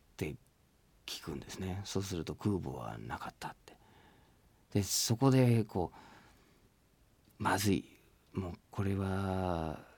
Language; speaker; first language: Japanese; non-native, fluent; English